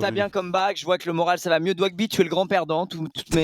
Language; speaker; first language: French; native; French